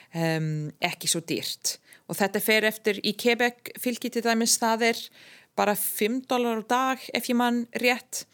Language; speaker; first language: Icelandic; non-native, fluent; English